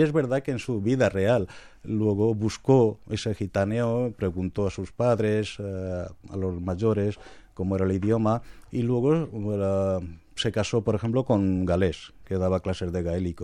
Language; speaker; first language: Spanish; non-native, fluent; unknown